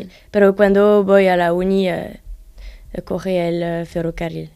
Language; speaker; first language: Spanish; non-native, learner; French